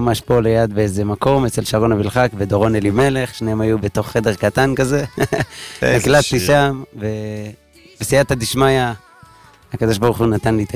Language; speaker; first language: Hebrew; native; Hebrew